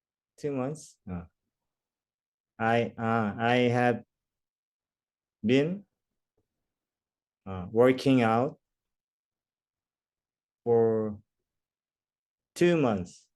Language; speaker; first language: English; non-native, learner; Korean